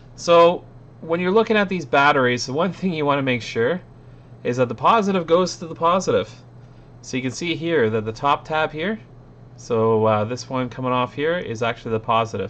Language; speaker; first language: English; native; English